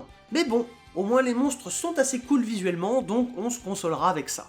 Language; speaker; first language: French; native; French